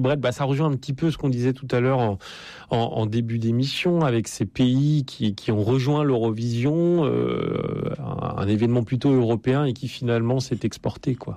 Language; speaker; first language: French; native; French